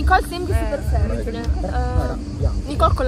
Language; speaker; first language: Italian; native; Italian